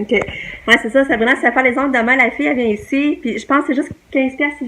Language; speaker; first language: French; native; French